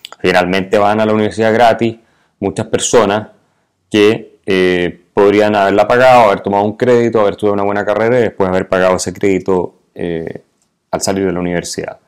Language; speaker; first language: Spanish; native; Spanish